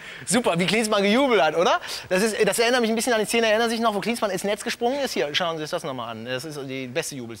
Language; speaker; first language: German; native; German